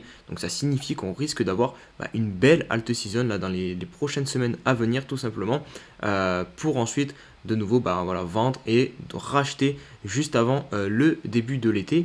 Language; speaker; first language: French; native; French